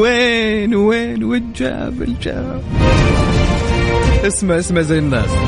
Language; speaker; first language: Arabic; native; Arabic